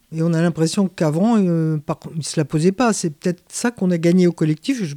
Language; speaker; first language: French; native; French